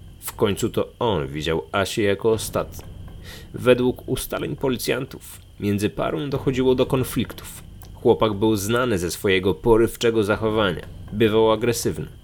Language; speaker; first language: Polish; native; Polish